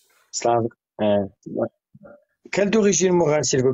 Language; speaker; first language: French; non-native, learner; Arabic